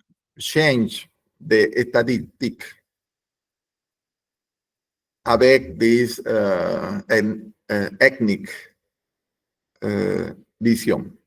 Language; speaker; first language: French; non-native, learner; Spanish